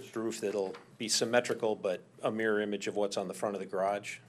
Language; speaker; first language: English; native; English